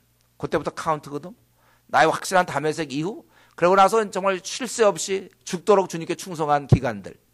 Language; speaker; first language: Korean; native; Korean